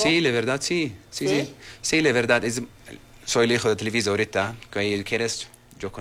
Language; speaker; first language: Spanish; non-native, learner; Arabic